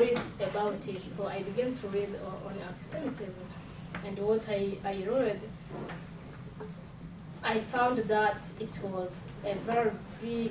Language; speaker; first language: English; non-native, local second language; Kinyarwanda